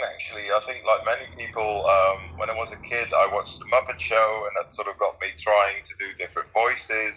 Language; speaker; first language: English; non-native, fluent; Dutch